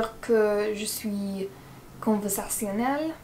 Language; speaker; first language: French; non-native, learner; English